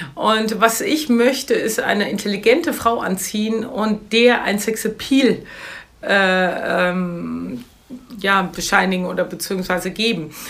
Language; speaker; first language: German; native; German